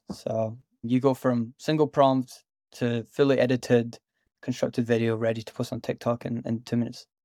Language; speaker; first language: English; native; English